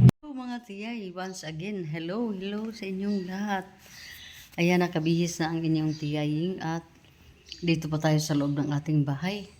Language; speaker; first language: Filipino; non-native, local second language; Cebuano